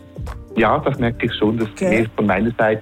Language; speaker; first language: German; native; German